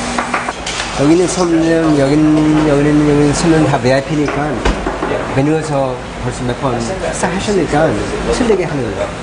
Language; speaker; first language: Korean; early bilingual, heritage; Korean